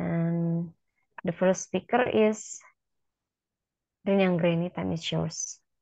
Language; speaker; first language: English; non-native, learner; Indonesian